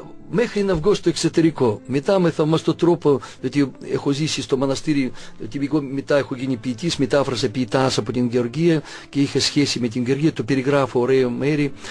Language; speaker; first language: Greek; non-native, fluent; Russian